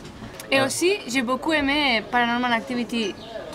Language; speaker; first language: French; non-native, fluent; Spanish